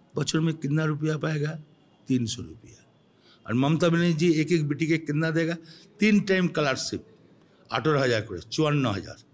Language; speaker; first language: Hindi; non-native, local second language; Bangla